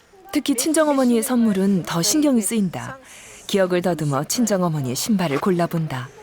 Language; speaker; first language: Korean; native; Korean